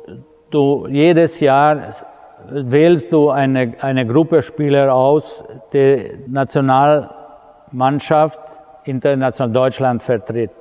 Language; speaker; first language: German; non-native, fluent; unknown